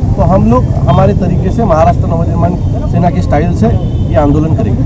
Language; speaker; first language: Hindi; non-native, local second language; Marathi